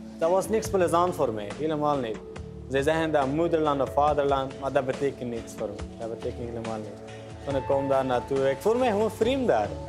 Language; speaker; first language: Dutch; non-native, learner; Persian